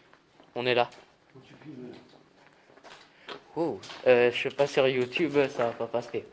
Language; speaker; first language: French; native; French